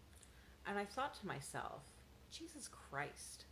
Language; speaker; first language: English; native; English